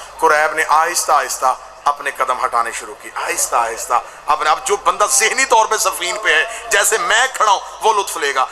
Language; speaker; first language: Urdu; non-native, local second language; Punjabi